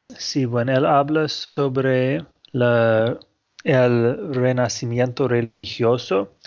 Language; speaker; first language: Spanish; non-native, fluent; English